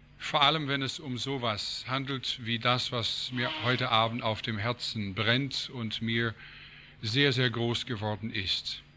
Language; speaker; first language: German; non-native, fluent; English